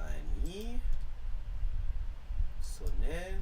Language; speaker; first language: Hebrew; non-native, learner; English